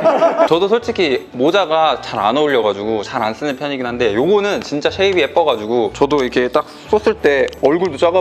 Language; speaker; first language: Korean; native; Korean